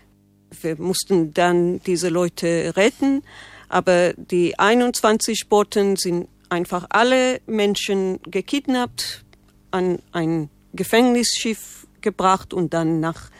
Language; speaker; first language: German; non-native, learner; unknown